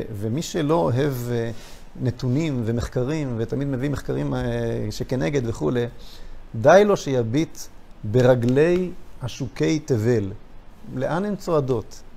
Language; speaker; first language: Hebrew; native; Hebrew